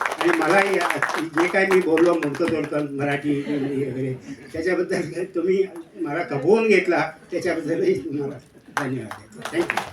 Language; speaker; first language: Marathi; non-native, local second language; Kannada